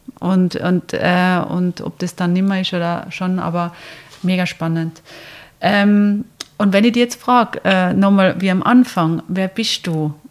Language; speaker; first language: German; native; German